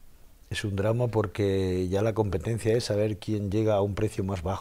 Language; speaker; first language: Spanish; native; Spanish